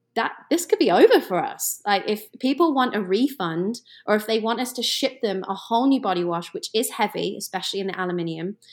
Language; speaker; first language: English; native; English